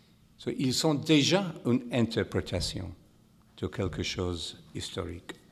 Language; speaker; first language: French; non-native, fluent; English